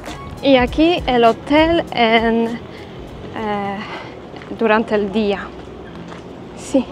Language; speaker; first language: Spanish; non-native, fluent; Polish